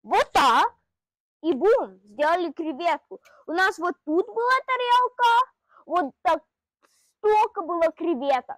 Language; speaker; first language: Russian; early bilingual, heritage; Russian